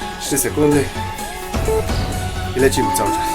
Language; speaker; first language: Polish; native; Polish